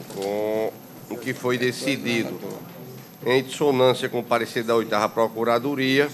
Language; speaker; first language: Portuguese; native; Portuguese